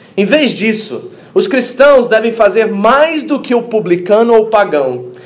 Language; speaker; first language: Portuguese; native; Portuguese